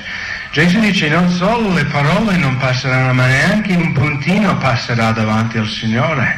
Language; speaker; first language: Italian; non-native, fluent; English